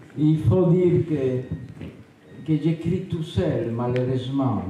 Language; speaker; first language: French; non-native, fluent; Spanish